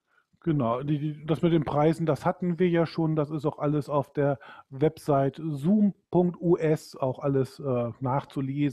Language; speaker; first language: German; native; German